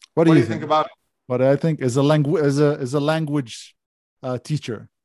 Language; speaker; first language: English; non-native, fluent; Hebrew